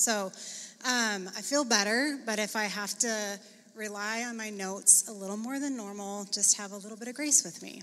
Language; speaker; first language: English; native; English